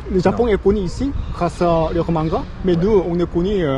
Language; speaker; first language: French; non-native, learner; Korean